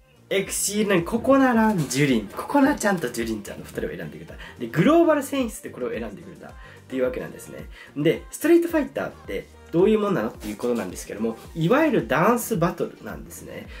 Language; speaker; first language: Japanese; native; Japanese